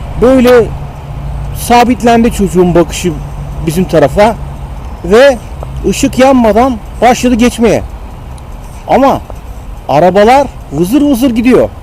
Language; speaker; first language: Turkish; native; Turkish